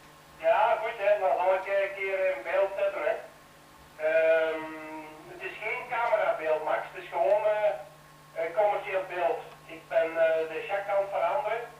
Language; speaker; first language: Dutch; native; Dutch